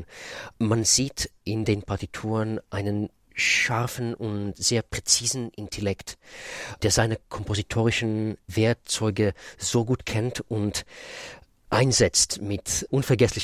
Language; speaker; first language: German; non-native, fluent; Russian